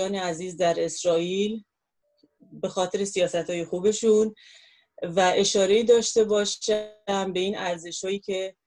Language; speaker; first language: Persian; non-native, local second language; Kurdish